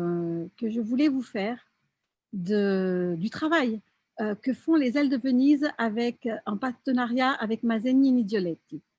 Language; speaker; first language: French; native; French